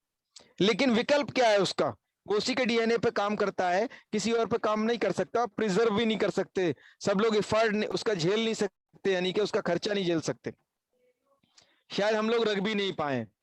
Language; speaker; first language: Hindi; native; Hindi